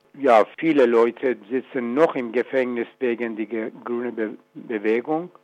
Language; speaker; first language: German; non-native, fluent; Persian